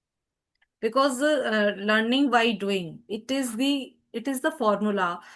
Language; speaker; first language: English; non-native, learner; Hindi